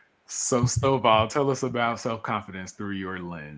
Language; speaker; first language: English; native; English